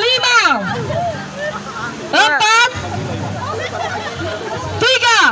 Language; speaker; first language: Indonesian; non-native, local second language; Nias